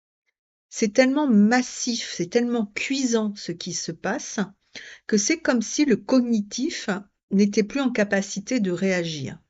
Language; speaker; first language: French; native; French